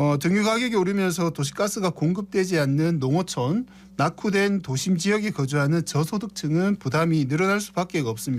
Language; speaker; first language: Korean; native; Korean